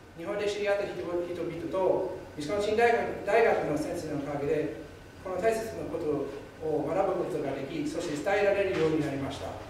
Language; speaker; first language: Japanese; non-native, fluent; English